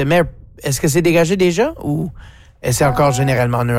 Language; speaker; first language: French; native; French